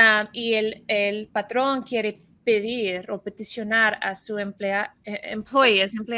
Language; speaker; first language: Spanish; non-native, fluent; English